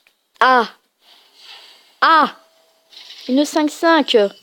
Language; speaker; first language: French; native; French